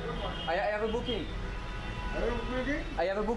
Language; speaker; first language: English; non-native, learner; French